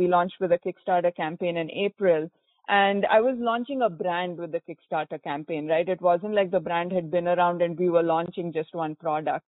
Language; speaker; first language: English; non-native, local second language; Konkani